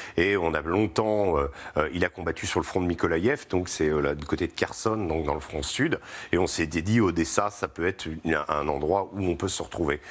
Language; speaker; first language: French; native; French